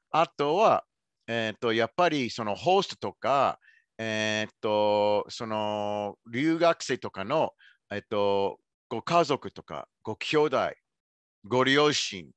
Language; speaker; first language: Japanese; non-native, fluent; English